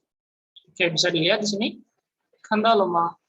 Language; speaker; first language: Indonesian; native; Indonesian